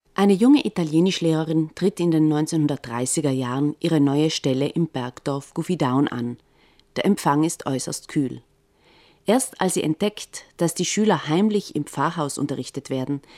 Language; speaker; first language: German; native; German